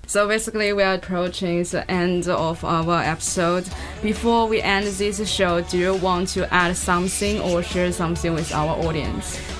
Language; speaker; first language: English; non-native, fluent; Chinese